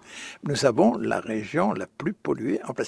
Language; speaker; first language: French; native; French